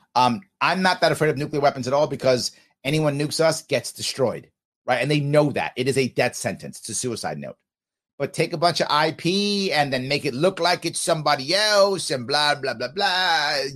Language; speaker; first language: English; native; English